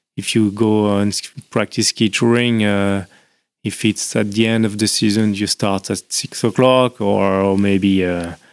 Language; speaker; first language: English; non-native, learner; French